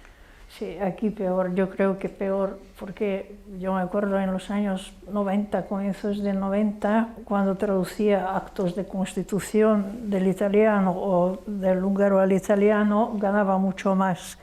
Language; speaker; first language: Spanish; non-native, fluent; Hungarian